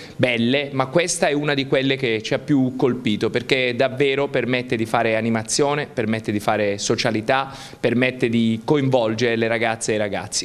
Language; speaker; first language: Italian; native; Italian